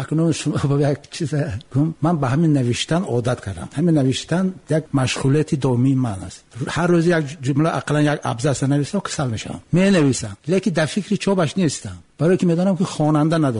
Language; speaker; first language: Tajik; native; Tajik